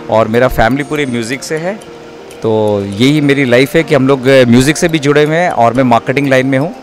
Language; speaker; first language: Hindi; native; Hindi